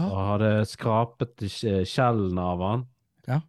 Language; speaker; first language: Norwegian; native; Norwegian